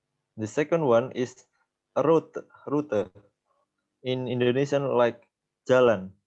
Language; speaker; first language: English; non-native, learner; Indonesian